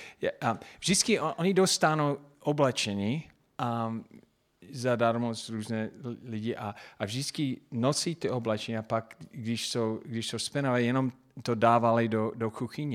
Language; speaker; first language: Czech; non-native, fluent; English